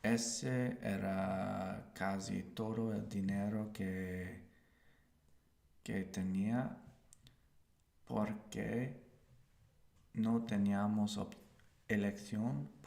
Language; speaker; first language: Spanish; non-native, learner; English